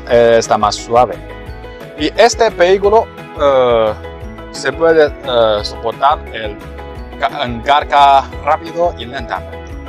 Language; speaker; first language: Spanish; non-native, learner; Chinese